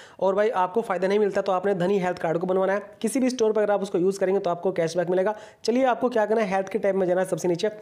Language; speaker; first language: Hindi; native; Hindi